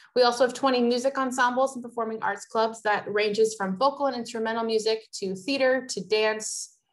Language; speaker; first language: English; native; English